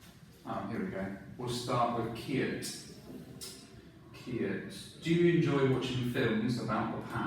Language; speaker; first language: English; non-native, fluent; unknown